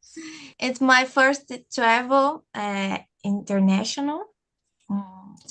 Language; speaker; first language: English; non-native, learner; Portuguese